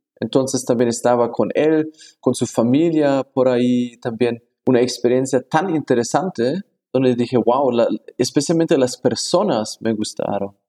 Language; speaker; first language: Spanish; non-native, fluent; German